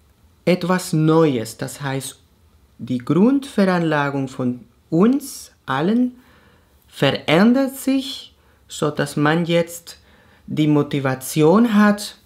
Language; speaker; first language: German; non-native, fluent; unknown